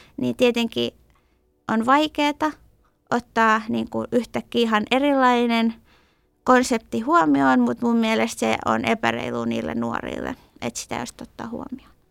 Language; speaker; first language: Finnish; early bilingual, other home language; Persian